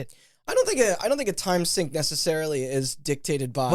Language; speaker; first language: English; native; English